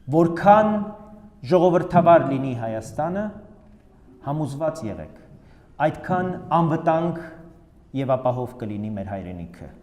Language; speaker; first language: Armenian; native; Armenian